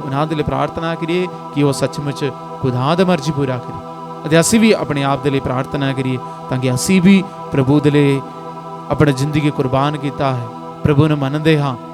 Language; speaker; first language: Punjabi; non-native, fluent; Malayalam